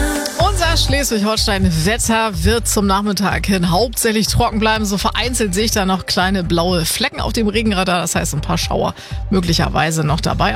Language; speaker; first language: German; native; German